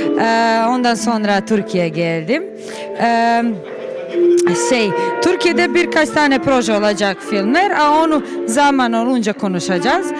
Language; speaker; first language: Turkish; non-native, learner; Serbian